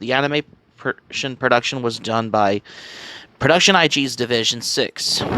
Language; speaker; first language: English; native; English